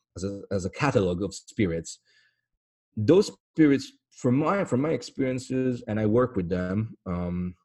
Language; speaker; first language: English; non-native, fluent; Italian